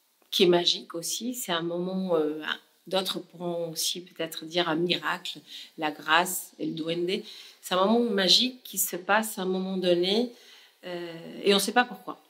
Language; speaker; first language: French; non-native, fluent; Spanish